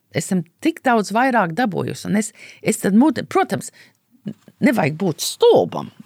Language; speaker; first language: Latvian; early bilingual, heritage; Latvian